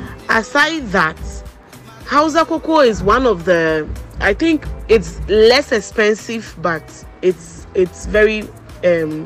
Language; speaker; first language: English; non-native, local second language; Akan